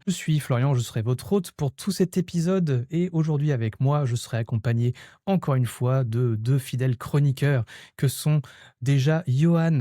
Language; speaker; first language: French; native; French